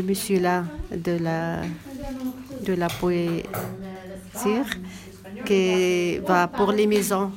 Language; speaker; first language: French; non-native, learner; Arabic